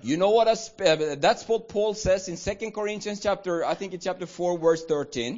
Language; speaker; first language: English; non-native, fluent; Swedish